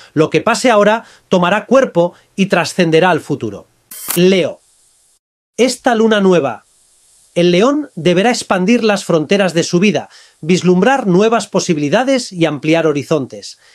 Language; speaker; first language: Spanish; native; Spanish